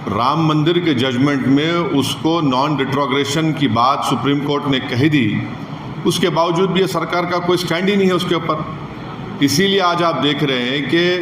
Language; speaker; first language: Hindi; native; Hindi